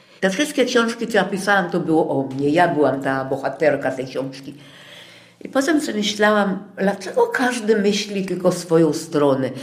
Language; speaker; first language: Polish; native; Polish